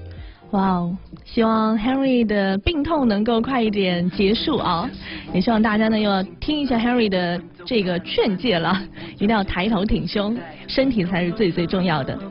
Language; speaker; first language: Chinese; native; Chinese